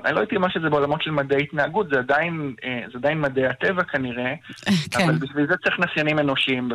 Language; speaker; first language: Hebrew; native; Hebrew